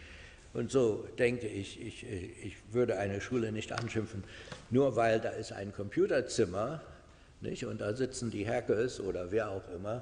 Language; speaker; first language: German; non-native, fluent; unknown